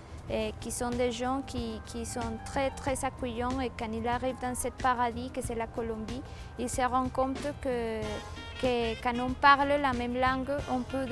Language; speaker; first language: French; non-native, fluent; Spanish